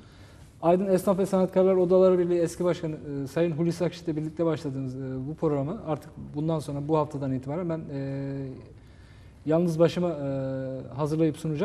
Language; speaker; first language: Turkish; native; Turkish